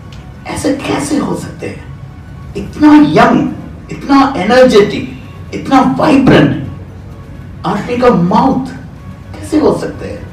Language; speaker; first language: Hindi; non-native, fluent; Bangla